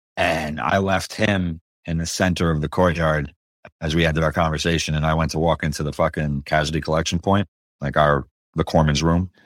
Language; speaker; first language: English; early bilingual, other home language; Spanish